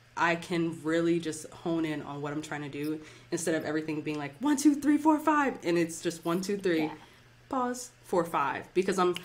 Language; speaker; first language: English; native; English